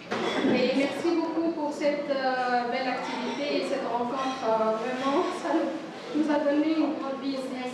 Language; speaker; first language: French; non-native, fluent; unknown